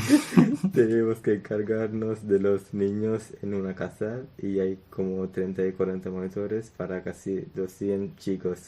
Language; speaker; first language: Spanish; non-native, learner; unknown